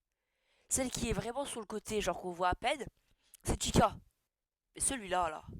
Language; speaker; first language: French; native; French